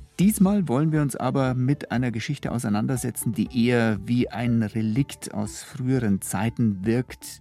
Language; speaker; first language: German; native; German